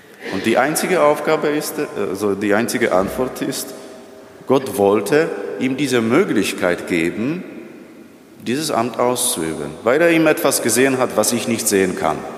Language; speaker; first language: German; non-native, fluent; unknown